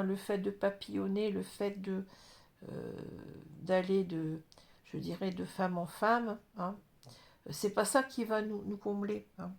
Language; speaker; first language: French; native; French